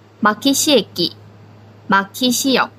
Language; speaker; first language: Japanese; non-native, fluent; Korean